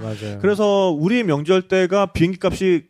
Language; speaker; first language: Korean; native; Korean